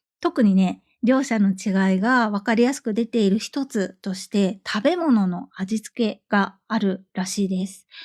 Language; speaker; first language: Japanese; native; Japanese